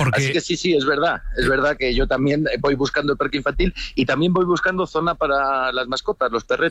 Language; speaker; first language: Spanish; native; Spanish